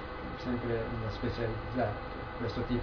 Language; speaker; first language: Italian; non-native, learner; Japanese